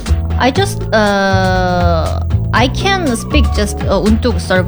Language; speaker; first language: English; non-native, learner; Korean